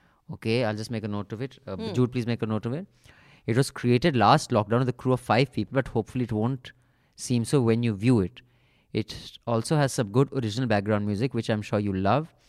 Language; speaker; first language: English; non-native, local second language; Hindi